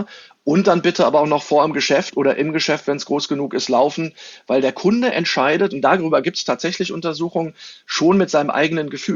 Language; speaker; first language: German; native; German